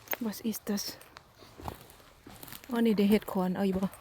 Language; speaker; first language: German; non-native, learner; Thai